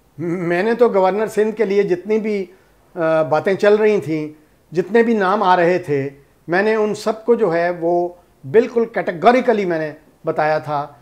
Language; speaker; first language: Urdu; non-native, local second language; Punjabi